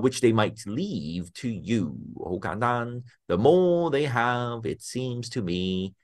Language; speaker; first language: English; non-native, local second language; Cantonese